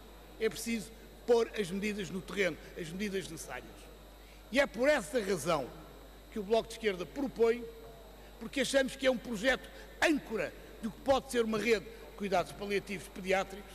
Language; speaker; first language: Portuguese; native; Portuguese